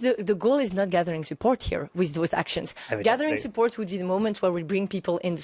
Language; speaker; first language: English; non-native, fluent; French